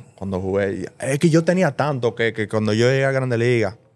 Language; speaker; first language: Spanish; early bilingual, heritage; Spanish